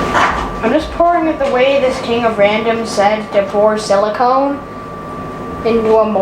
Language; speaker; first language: English; native; English